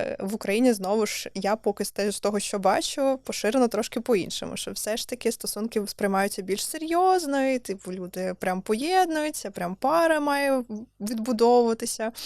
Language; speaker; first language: Ukrainian; native; Ukrainian